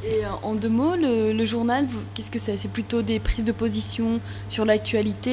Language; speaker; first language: French; native; French